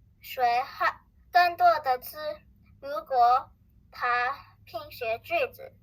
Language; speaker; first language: Chinese; non-native, learner; English